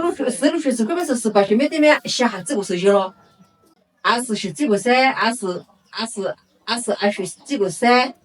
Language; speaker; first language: Chinese; non-native, local second language; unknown